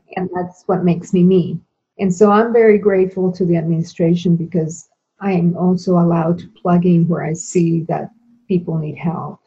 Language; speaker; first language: English; non-native, fluent; Spanish